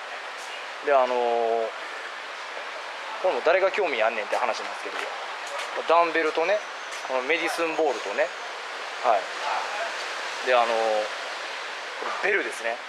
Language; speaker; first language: Japanese; native; Japanese